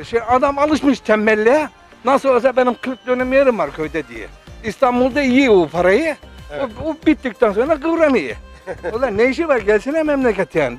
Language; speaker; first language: Turkish; native; Turkish